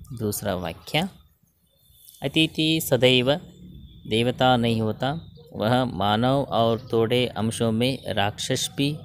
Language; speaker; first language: Hindi; non-native, local second language; Kannada